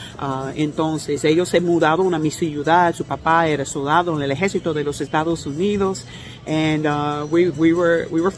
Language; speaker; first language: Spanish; non-native, learner; English